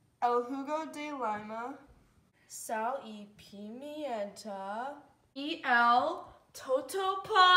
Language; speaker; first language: Spanish; non-native, learner; English